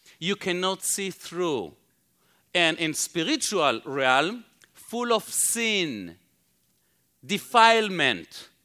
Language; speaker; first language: English; non-native, fluent; Hebrew